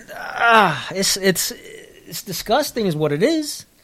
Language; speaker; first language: English; early bilingual, other home language; Spanish